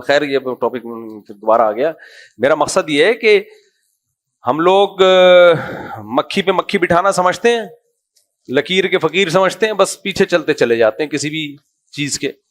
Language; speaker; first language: Urdu; native; Urdu